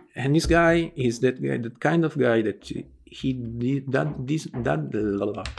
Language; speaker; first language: English; non-native, fluent; Italian